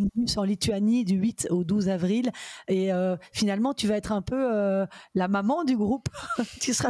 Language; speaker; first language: French; native; French